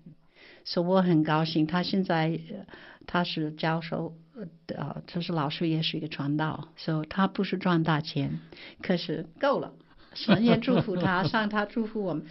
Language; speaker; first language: Chinese; non-native, fluent; English